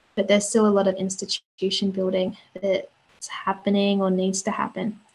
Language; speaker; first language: English; native; English